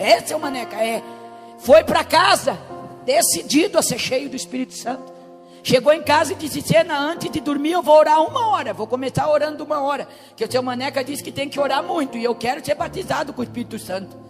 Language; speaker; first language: Portuguese; native; Portuguese